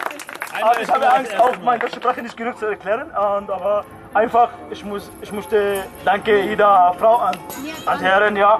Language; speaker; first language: German; non-native, learner; Arabic